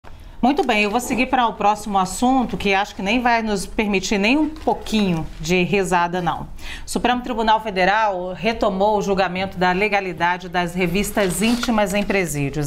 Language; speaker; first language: Portuguese; native; Portuguese